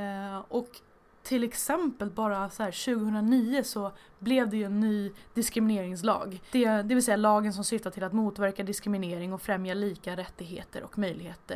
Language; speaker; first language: Swedish; native; Swedish